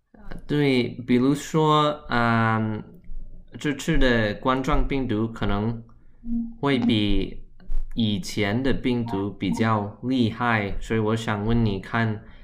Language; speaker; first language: Chinese; early bilingual, heritage; Chinese